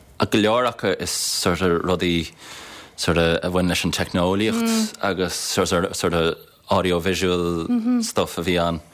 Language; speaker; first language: Irish; non-native, local second language; English